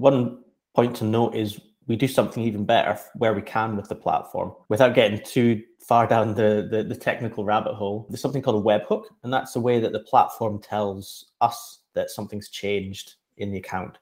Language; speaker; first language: English; native; English